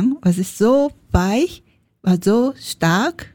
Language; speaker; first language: German; non-native, learner; Japanese